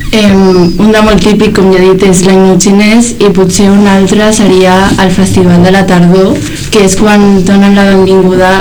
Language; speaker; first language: Catalan; early bilingual, other home language; Chinese